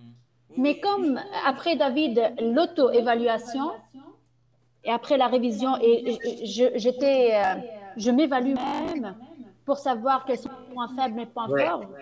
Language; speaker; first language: French; non-native, fluent; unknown